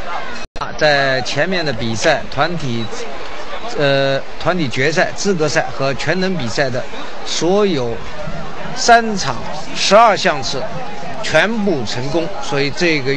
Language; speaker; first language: Chinese; native; Chinese